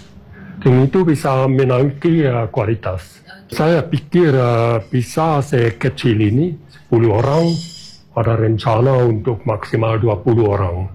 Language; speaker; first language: Indonesian; non-native, fluent; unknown